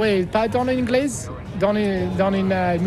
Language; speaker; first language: French; non-native, fluent; English